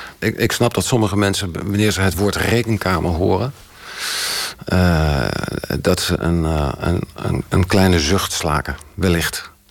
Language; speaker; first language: Dutch; native; Dutch